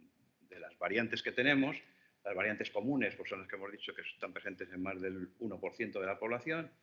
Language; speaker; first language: Spanish; native; Spanish